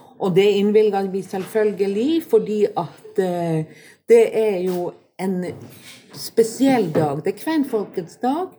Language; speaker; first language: Norwegian; native; Norwegian